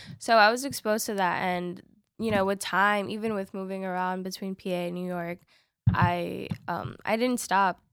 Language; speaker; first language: English; early bilingual, other home language; Spanish